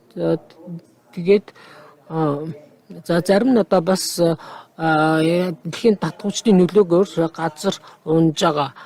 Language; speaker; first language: Mongolian; non-native, fluent; Japanese